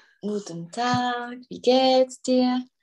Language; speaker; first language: German; non-native, fluent; Czech